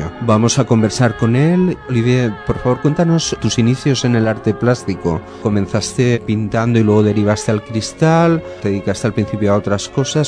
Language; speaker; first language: Spanish; native; Spanish